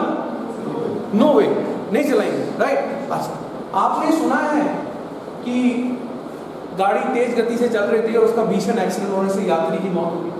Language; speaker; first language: Hindi; native; Hindi